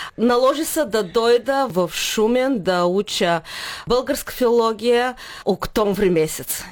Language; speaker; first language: Bulgarian; early bilingual, heritage; Bulgarian